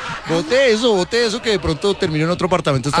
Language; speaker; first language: Spanish; native; Spanish